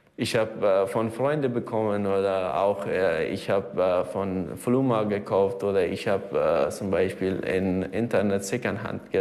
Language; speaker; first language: German; non-native, learner; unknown